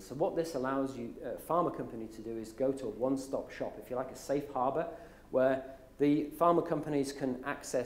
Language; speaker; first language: English; native; English